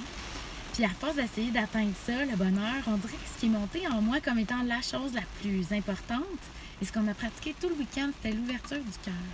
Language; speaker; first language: French; native; French